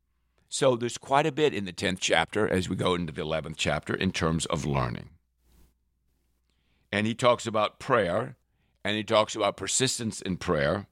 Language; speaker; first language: English; native; English